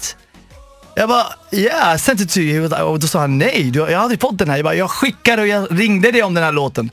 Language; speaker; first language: Swedish; non-native, fluent; Arabic